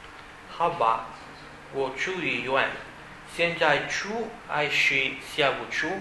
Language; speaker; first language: Chinese; non-native, learner; Italian